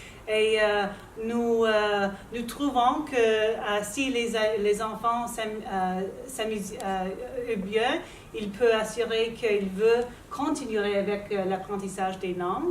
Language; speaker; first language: French; non-native, local second language; English